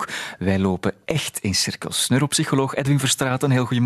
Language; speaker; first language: Dutch; native; Dutch